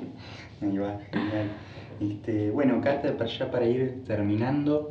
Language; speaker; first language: Spanish; native; Spanish